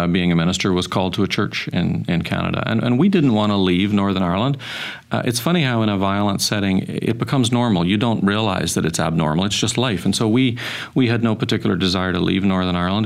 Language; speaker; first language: English; native; English